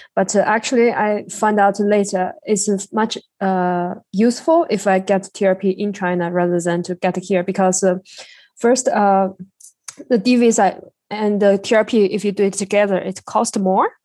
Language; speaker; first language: English; non-native, learner; Chinese